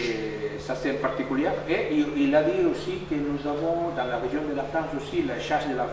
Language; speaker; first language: French; non-native, learner; Catalan